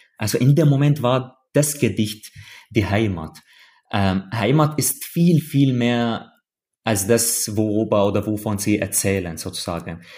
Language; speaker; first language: German; non-native, fluent; Arabic